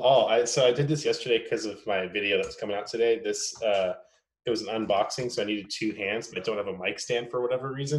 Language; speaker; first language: English; native; English